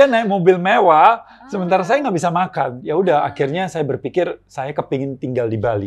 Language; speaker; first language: Indonesian; native; Indonesian